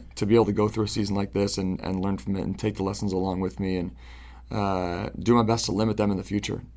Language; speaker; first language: English; native; English